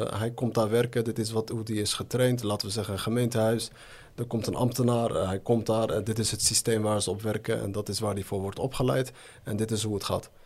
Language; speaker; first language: Dutch; early bilingual, other home language; Arabic